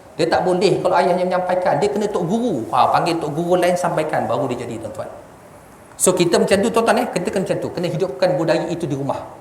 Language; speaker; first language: Malay; non-native, local second language; Javanese